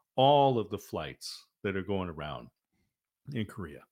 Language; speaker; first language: English; native; English